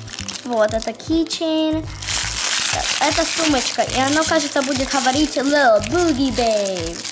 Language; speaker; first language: Russian; early bilingual, heritage; Russian